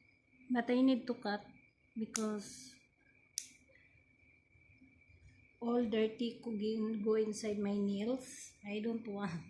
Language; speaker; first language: English; non-native, learner; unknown